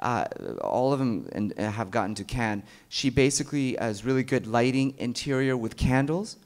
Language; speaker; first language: English; early bilingual, other home language; Amharic